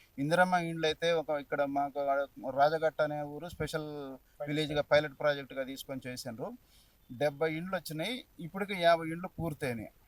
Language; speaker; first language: Telugu; native; Telugu